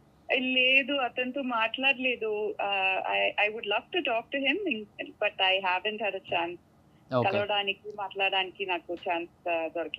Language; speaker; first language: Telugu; non-native, fluent; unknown